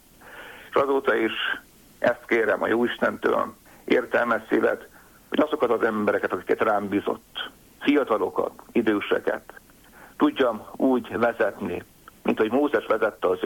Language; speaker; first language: Hungarian; native; Hungarian